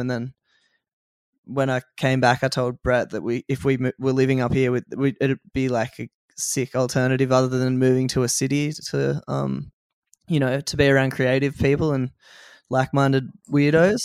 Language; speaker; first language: English; native; English